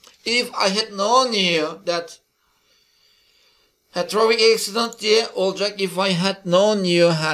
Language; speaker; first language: English; non-native, fluent; Turkish